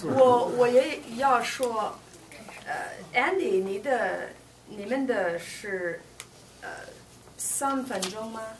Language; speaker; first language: Chinese; non-native, learner; English